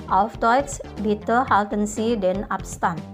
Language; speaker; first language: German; non-native, fluent; Indonesian